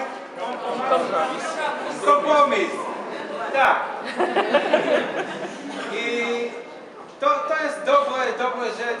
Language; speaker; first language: Polish; non-native, learner; Hebrew